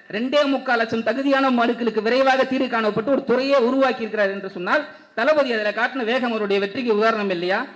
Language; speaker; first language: Tamil; native; Tamil